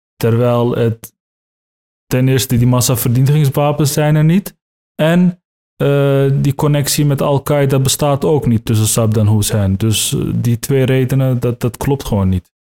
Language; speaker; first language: Dutch; early bilingual, other home language; Turkish